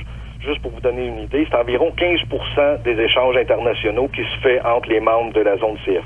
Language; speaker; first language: French; native; French